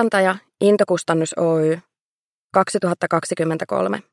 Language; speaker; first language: Finnish; native; Finnish